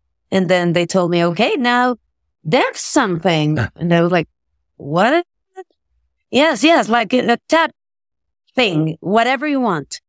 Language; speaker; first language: English; non-native, fluent; Spanish